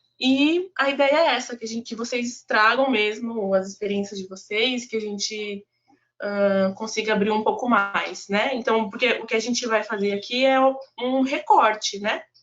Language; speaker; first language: Portuguese; native; Portuguese